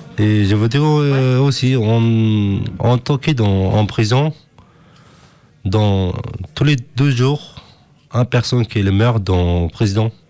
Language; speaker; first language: French; non-native, learner; Kurdish